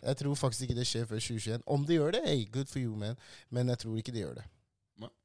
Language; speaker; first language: Norwegian; early bilingual, other home language; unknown